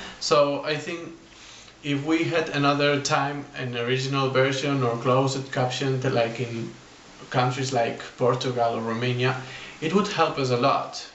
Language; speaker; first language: English; non-native, fluent; Spanish